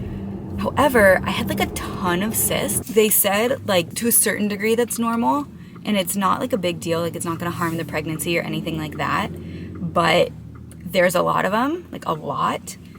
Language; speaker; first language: English; native; English